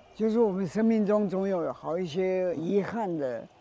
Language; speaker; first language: Chinese; native; Chinese